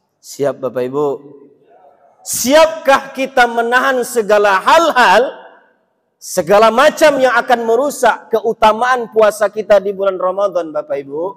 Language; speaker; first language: Indonesian; non-native, local second language; Minangkabau